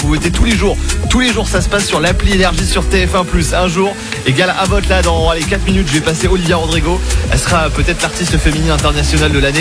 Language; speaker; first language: French; native; French